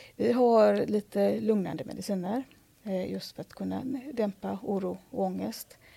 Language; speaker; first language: Swedish; native; Swedish